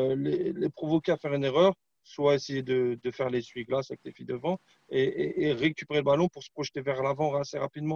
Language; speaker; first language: French; non-native, fluent; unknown